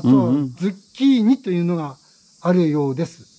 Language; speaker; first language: Japanese; native; Japanese